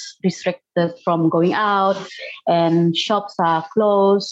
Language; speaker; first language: English; non-native, local second language; Malay